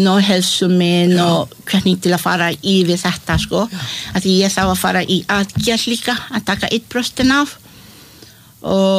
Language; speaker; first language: Icelandic; non-native, learner; Malay